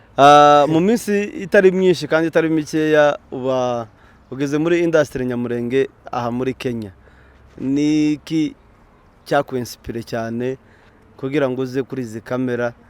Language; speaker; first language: Kinyarwanda; native; Kinyarwanda